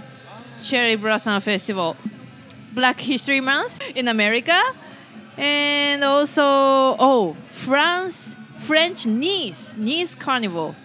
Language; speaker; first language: English; non-native, fluent; Japanese